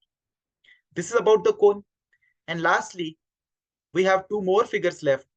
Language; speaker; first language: English; non-native, local second language; Hindi